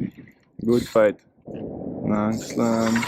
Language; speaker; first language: English; non-native, learner; French